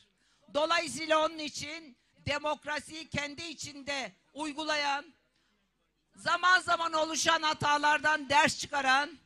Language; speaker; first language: Turkish; native; Turkish